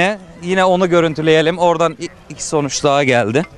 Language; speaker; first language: Turkish; native; Turkish